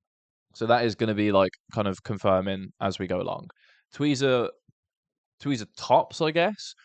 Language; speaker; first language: English; native; English